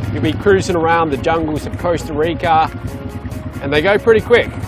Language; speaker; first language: English; native; English